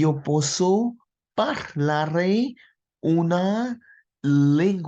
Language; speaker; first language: Italian; non-native, fluent; Hindi